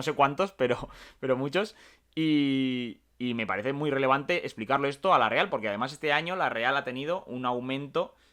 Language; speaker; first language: Spanish; native; Spanish